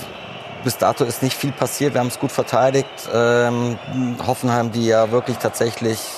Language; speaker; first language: German; native; German